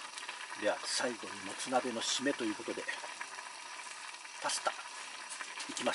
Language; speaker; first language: Japanese; native; Japanese